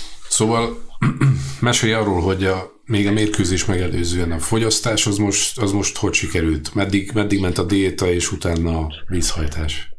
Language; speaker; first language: Hungarian; native; Hungarian